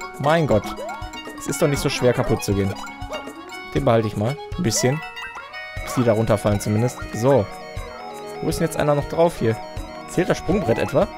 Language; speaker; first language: German; native; German